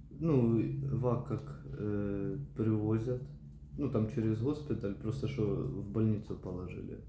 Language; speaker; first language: Ukrainian; non-native, local second language; Russian